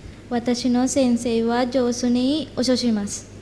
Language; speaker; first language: Japanese; non-native, learner; Sinhala